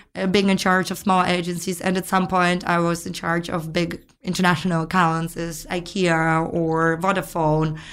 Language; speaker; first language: English; non-native, fluent; Ukrainian